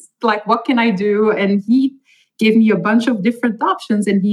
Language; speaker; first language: English; non-native, fluent; Dutch